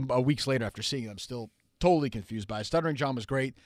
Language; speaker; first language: English; native; English